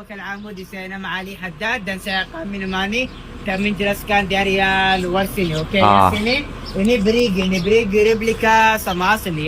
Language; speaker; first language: Indonesian; non-native, learner; Arabic